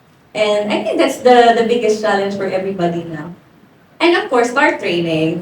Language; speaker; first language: English; non-native, local second language; Filipino